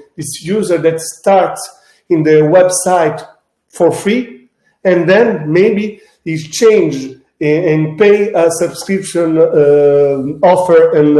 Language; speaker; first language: English; non-native, fluent; Italian